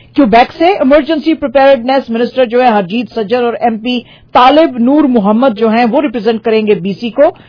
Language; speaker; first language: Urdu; non-native, local second language; Punjabi